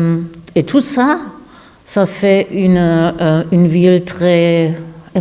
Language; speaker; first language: French; non-native, learner; German